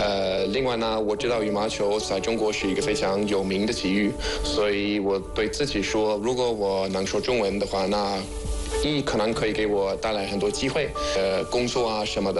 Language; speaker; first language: Chinese; non-native, fluent; Danish